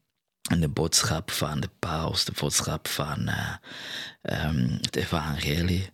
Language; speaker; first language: Dutch; non-native, fluent; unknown